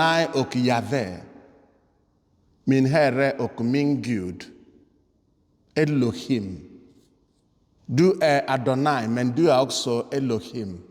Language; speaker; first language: Swedish; non-native, fluent; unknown